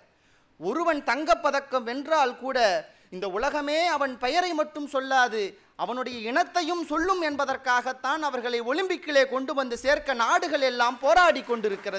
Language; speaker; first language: Tamil; native; Tamil